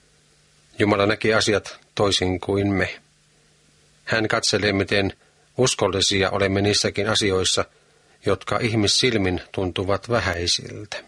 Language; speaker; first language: Finnish; native; Finnish